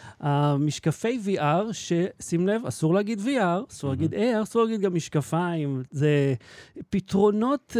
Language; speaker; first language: Hebrew; native; Hebrew